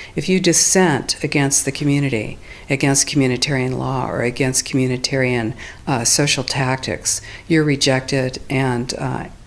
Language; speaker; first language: English; native; English